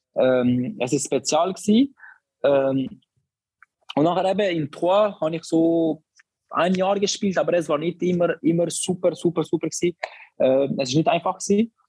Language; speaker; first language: German; non-native, learner; Albanian